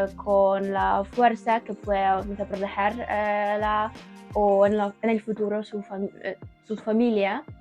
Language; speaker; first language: Spanish; non-native, learner; Ukrainian